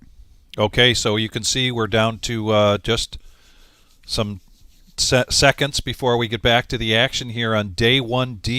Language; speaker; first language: English; native; English